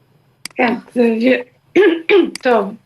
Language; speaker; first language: Hebrew; non-native, learner; German